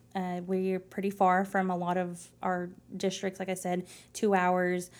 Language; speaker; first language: English; early bilingual, other home language; Spanish